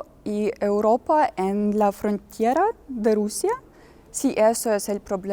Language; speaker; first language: Spanish; non-native, learner; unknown